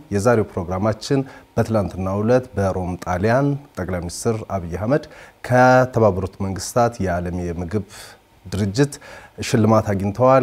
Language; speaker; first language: Amharic; native; Amharic